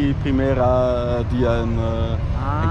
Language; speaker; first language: Spanish; non-native, learner; Dutch